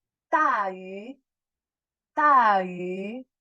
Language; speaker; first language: Chinese; non-native, fluent; Indonesian